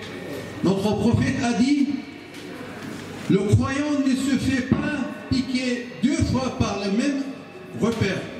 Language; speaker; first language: French; non-native, learner; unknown